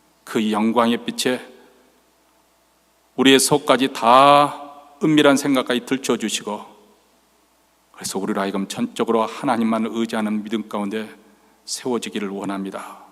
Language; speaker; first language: Korean; native; Korean